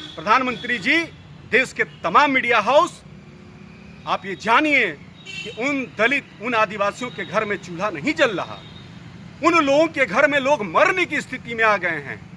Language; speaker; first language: Hindi; native; Hindi